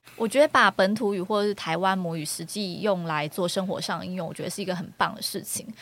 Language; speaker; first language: Chinese; native; Chinese